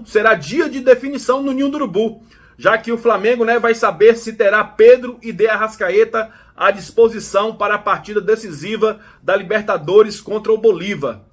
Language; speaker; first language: Portuguese; native; Portuguese